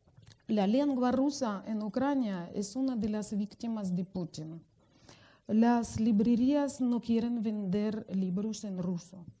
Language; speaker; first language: Spanish; non-native, fluent; Russian